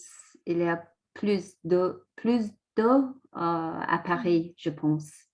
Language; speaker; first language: French; non-native, learner; English